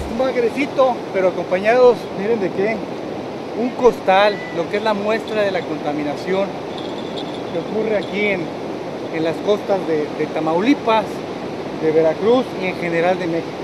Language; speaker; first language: Spanish; native; Spanish